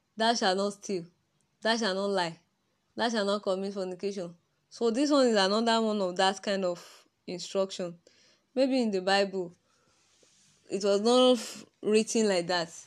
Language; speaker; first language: English; non-native, local second language; Yoruba